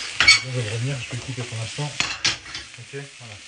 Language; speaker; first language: French; native; French